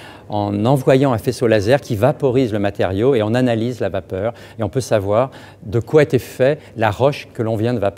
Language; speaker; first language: French; native; French